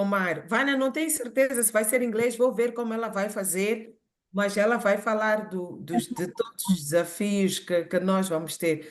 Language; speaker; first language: Portuguese; non-native, local second language; Tsonga